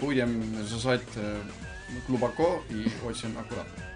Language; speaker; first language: Russian; non-native, fluent; Estonian